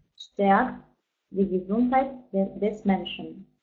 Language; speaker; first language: German; non-native, fluent; Russian